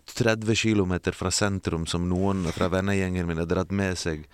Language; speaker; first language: Norwegian; early bilingual, other home language; Bosnian